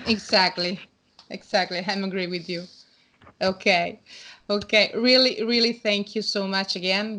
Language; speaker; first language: English; non-native, learner; Italian